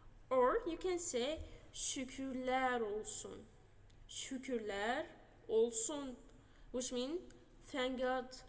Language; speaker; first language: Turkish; non-native, fluent; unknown